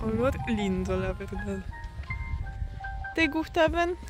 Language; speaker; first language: Spanish; non-native, fluent; Polish